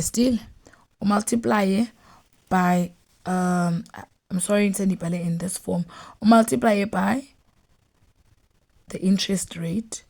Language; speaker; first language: English; non-native, local second language; Xhosa